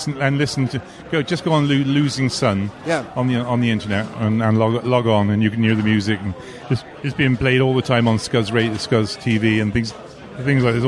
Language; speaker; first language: English; native; English